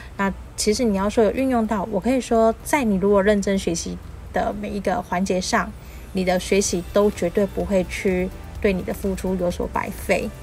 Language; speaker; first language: Chinese; native; Chinese